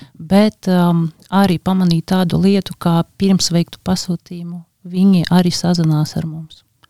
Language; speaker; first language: Latvian; non-native, local second language; Russian